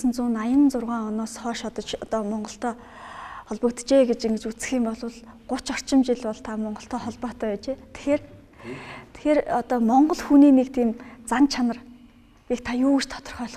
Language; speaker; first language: Mongolian; native; Mongolian